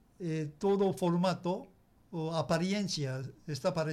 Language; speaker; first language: Spanish; non-native, learner; Japanese